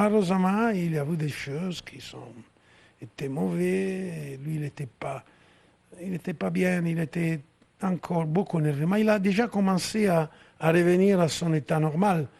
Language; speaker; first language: French; non-native, fluent; Italian